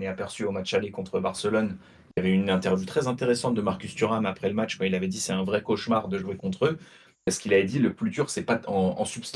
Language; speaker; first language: French; native; French